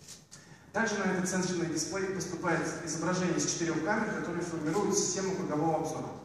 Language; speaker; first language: Russian; native; Russian